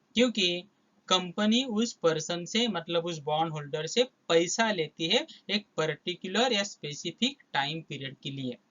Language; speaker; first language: Hindi; non-native, local second language; Marathi